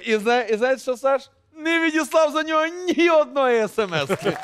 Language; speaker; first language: Ukrainian; native; Ukrainian